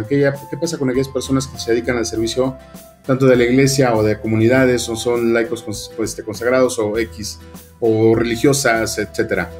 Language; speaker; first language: Spanish; native; Spanish